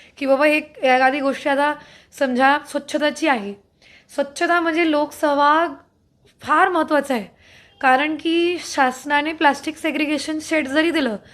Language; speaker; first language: Marathi; non-native, fluent; Hindi